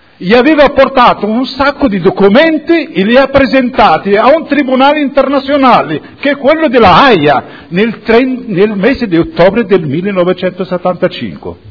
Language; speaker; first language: Italian; non-native, fluent; Arabic